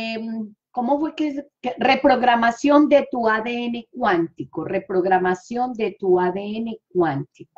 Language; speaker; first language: Spanish; native; Spanish